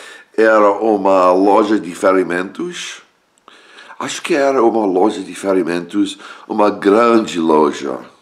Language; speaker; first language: Portuguese; non-native, learner; English